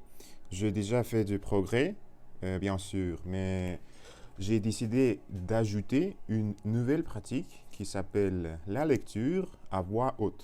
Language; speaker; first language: French; non-native, learner; Russian